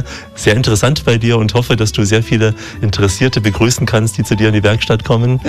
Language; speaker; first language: German; native; German